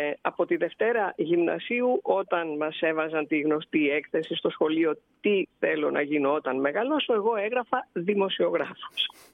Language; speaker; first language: Greek; native; Greek